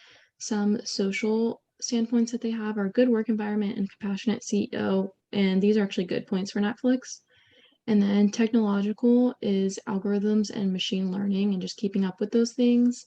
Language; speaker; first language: English; native; English